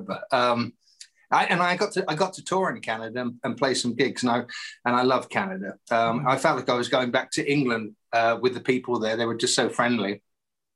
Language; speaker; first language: English; native; English